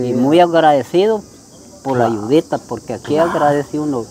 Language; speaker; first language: Spanish; native; Spanish